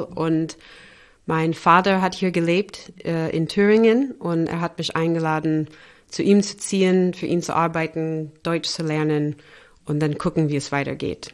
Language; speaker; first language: German; non-native, fluent; English